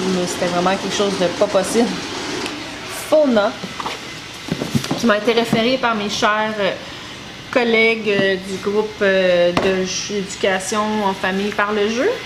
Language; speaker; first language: French; native; French